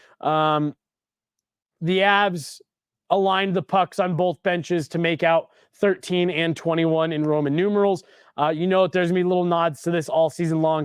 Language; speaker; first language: English; native; English